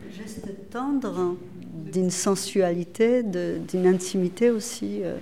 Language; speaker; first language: French; non-native, fluent; Polish